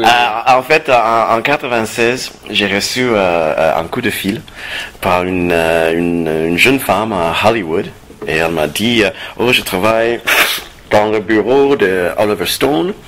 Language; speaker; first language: French; non-native, fluent; English